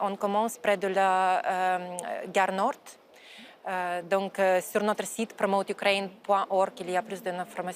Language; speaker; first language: French; non-native, fluent; Ukrainian